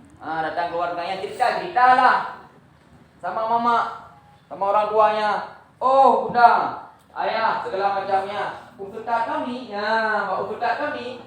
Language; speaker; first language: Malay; non-native, local second language; Achinese